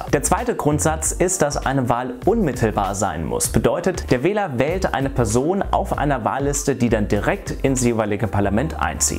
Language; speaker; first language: German; native; German